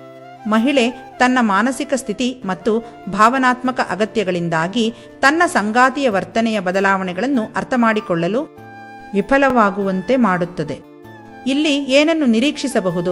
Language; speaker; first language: Kannada; native; Kannada